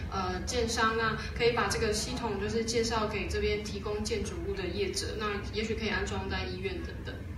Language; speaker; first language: Chinese; native; Chinese